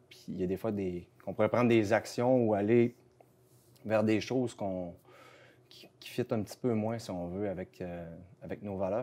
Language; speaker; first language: French; native; French